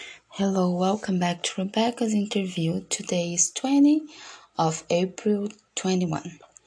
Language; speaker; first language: English; non-native, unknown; Portuguese